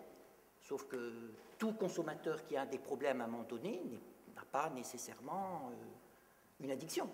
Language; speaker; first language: French; native; French